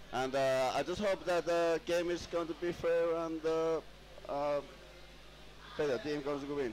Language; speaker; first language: English; non-native, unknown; Finnish